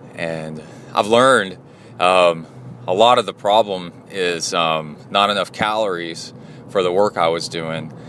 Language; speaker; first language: English; native; English